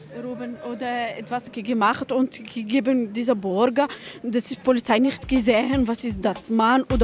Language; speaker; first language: German; non-native, learner; Arabic